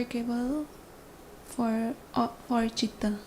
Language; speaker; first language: English; non-native, learner; Nepali